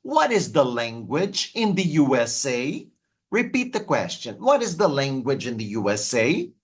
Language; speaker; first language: English; non-native, fluent; Portuguese